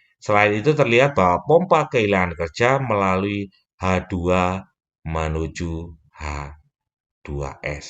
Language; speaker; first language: Indonesian; native; Indonesian